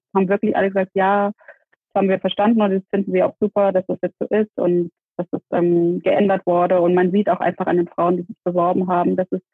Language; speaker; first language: German; native; German